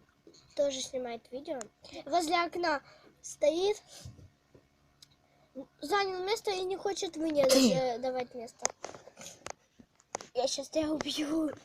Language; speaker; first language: Russian; native; Russian